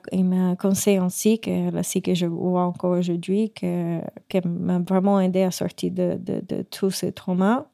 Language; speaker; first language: French; non-native, fluent; Spanish